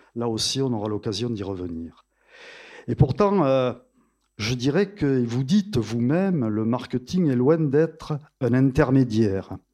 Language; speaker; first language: French; native; French